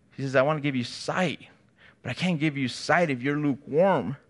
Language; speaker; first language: English; native; English